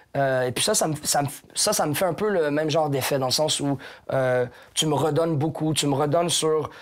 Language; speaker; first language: French; native; French